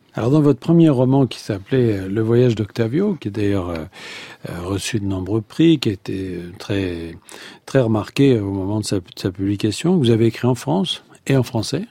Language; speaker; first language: French; native; French